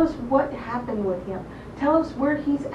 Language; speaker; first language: English; native; English